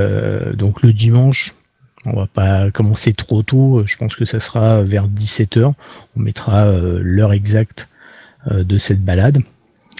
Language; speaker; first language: French; native; French